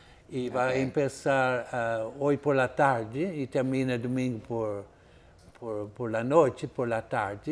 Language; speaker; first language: Spanish; non-native, fluent; Portuguese